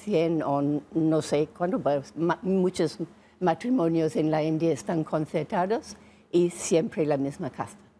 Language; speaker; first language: Spanish; non-native, fluent; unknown